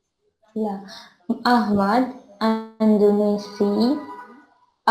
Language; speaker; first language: Arabic; non-native, learner; Bangla